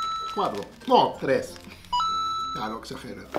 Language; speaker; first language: Spanish; non-native, learner; German